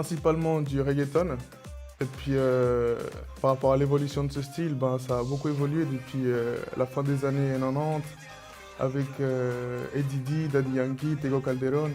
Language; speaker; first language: French; early bilingual, other home language; Spanish